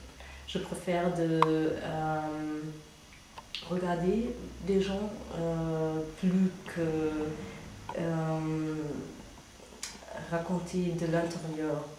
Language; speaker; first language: French; non-native, fluent; German